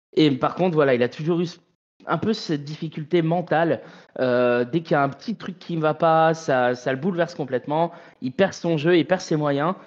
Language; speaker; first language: French; native; French